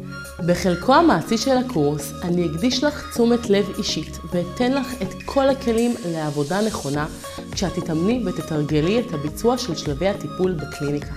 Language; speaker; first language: Hebrew; native; Hebrew